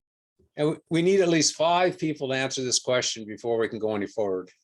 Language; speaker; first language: English; native; English